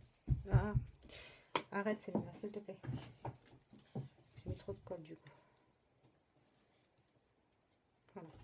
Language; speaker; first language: French; native; French